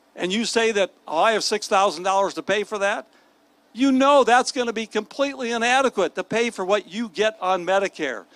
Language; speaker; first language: English; native; English